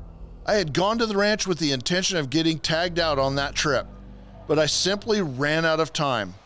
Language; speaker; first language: English; native; English